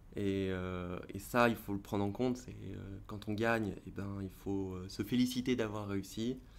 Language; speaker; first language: French; native; French